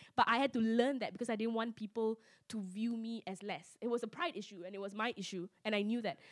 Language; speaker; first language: English; non-native, local second language; Min Nan Chinese